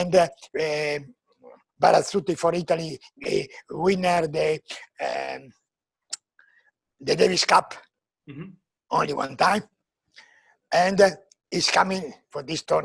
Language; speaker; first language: English; non-native, learner; Italian